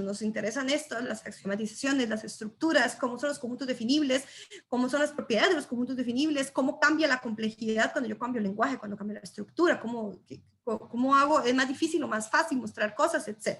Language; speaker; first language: Spanish; native; Spanish